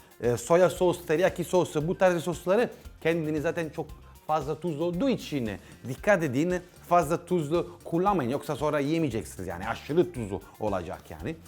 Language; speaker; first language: Turkish; non-native, learner; Italian